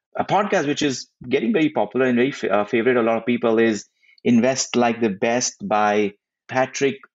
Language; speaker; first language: English; non-native, local second language; Hindi